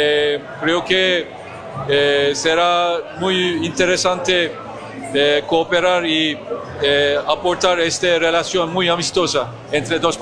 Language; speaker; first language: Spanish; non-native, learner; Turkish